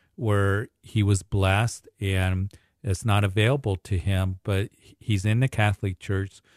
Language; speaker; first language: English; native; English